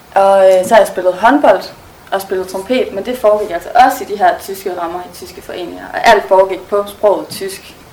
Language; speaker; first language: Danish; non-native, local second language; German